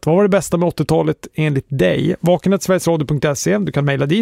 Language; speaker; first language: Swedish; native; Swedish